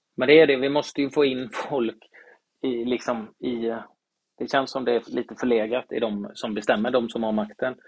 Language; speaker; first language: Swedish; native; Swedish